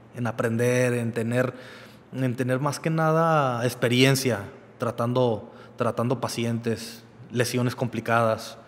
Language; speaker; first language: Spanish; early bilingual, heritage; Spanish